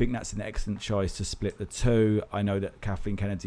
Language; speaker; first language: English; native; English